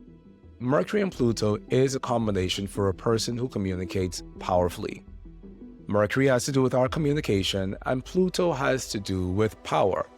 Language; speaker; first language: English; native; English